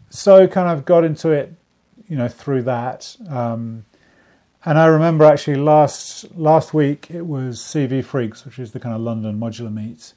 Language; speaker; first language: English; native; English